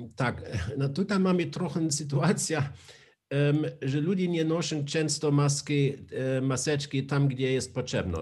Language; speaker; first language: Polish; non-native, learner; German